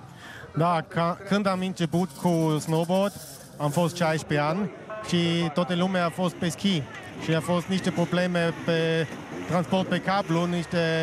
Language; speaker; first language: Romanian; non-native, learner; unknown